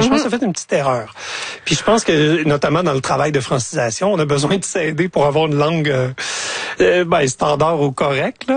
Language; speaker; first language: French; native; French